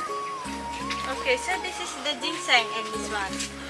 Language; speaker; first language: English; non-native, learner; Indonesian